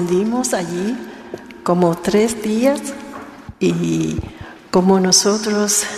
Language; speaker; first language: Spanish; non-native, learner; Vietnamese